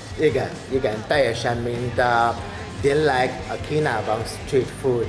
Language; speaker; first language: Hungarian; non-native, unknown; Chinese